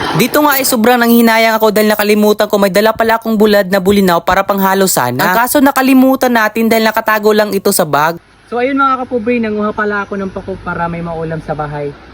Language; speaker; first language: Filipino; non-native, local second language; Cebuano